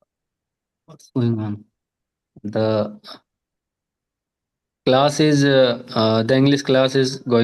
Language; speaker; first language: English; non-native, learner; Hindi